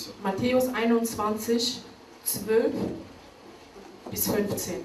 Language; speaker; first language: German; non-native, learner; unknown